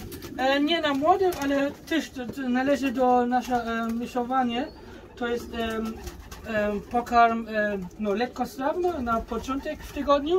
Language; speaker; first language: Polish; early bilingual, heritage; German